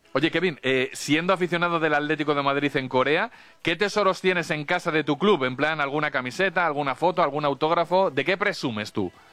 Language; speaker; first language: Spanish; native; Spanish